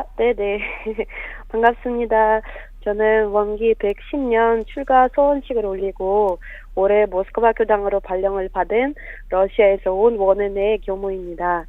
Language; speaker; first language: Korean; non-native, fluent; Russian